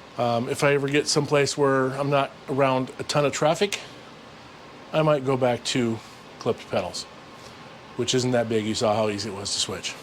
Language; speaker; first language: English; native; English